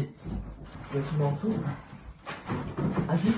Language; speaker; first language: French; native; French